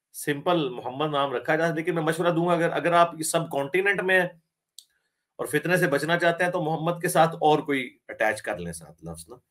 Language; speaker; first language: Urdu; non-native, local second language; Punjabi